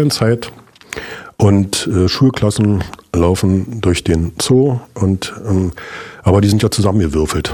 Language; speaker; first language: German; native; German